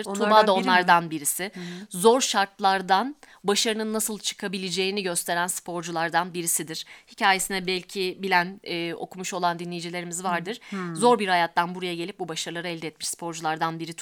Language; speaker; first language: Turkish; native; Turkish